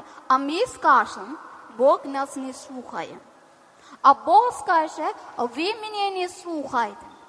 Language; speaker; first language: Ukrainian; non-native, learner; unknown